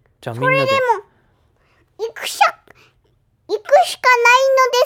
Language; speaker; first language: Japanese; early bilingual, heritage; Japanese